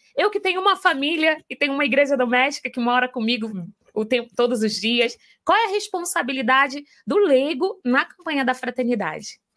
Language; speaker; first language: Portuguese; native; Portuguese